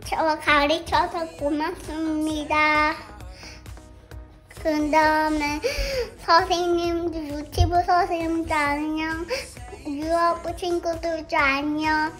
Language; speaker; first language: Korean; early bilingual, heritage; Korean